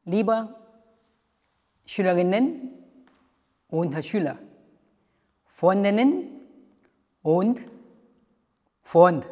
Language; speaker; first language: German; non-native, learner; Chinese